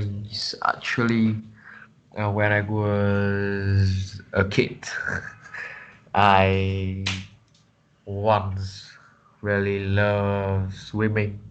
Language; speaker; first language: English; non-native, learner; Vietnamese